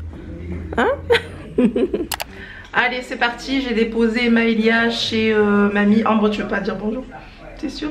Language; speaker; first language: French; native; French